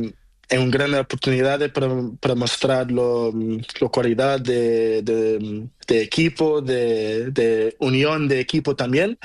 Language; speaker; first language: Spanish; non-native, learner; Portuguese